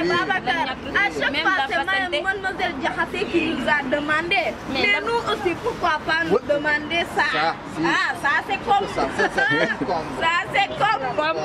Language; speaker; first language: French; non-native, learner; Wolof